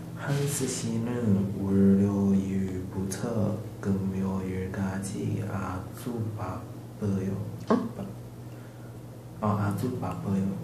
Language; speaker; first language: Korean; non-native, learner; Chinese